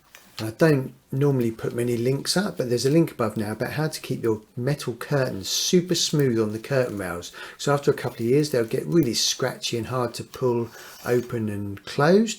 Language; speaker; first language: English; native; English